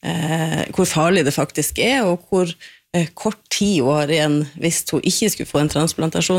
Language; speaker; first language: Norwegian; native; Norwegian